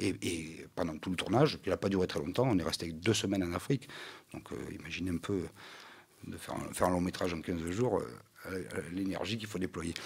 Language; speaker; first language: French; native; French